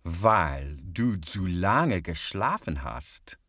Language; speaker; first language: German; non-native, fluent; English